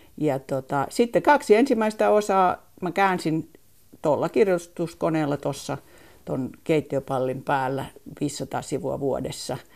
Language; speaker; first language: Finnish; native; Finnish